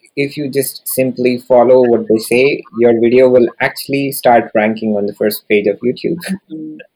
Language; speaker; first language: English; non-native, local second language; Hindi